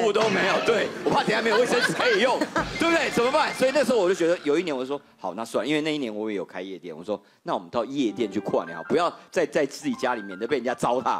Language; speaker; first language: Chinese; native; Chinese